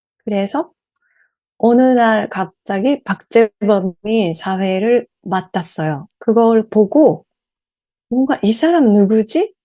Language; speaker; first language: Korean; non-native, learner; Japanese